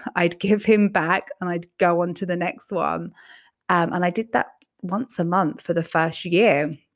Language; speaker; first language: English; native; English